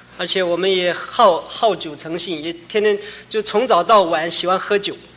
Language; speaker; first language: Chinese; non-native, local second language; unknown